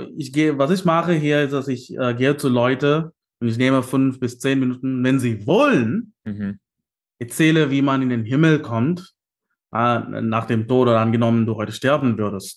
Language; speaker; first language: German; non-native, fluent; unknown